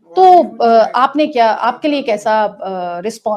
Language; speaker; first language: Hindi; native; Hindi